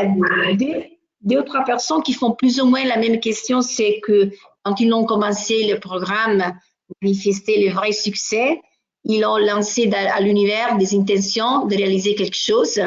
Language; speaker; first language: French; non-native, fluent; Italian